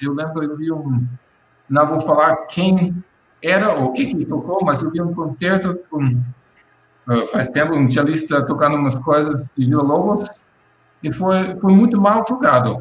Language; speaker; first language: Portuguese; non-native, fluent; English